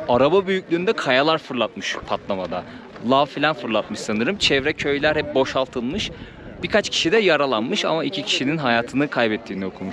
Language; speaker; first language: Turkish; native; Turkish